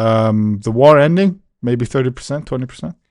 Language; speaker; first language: English; non-native, learner; Mongolian